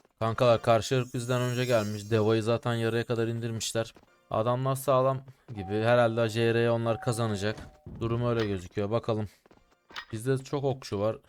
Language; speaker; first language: Turkish; native; Turkish